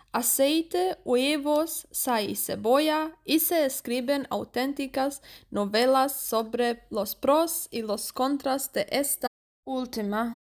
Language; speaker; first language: Spanish; non-native, learner; German